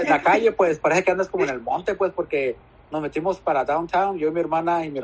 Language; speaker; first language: Spanish; native; Spanish